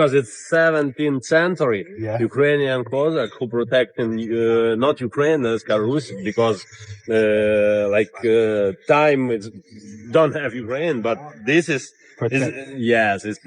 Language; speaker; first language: English; non-native, learner; Ukrainian